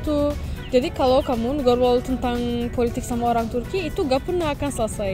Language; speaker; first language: Indonesian; non-native, fluent; Turkish